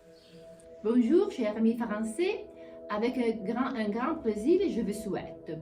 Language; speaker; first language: French; non-native, learner; Italian